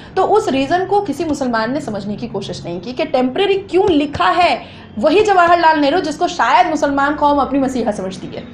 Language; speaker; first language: Hindi; native; Hindi